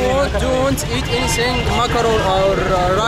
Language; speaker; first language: English; non-native, learner; Arabic